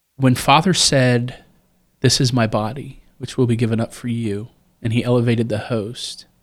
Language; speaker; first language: English; native; English